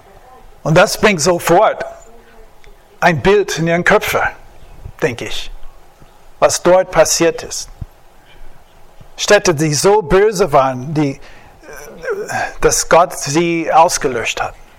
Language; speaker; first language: German; non-native, fluent; English